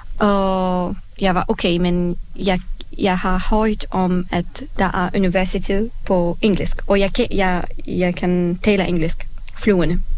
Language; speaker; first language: Danish; non-native, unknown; Arabic